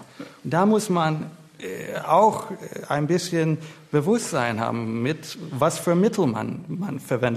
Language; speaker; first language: German; non-native, fluent; English